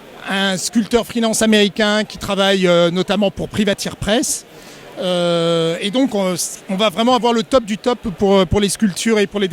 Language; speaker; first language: French; native; French